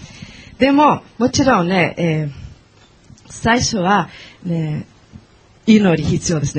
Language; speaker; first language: Japanese; non-native, learner; Portuguese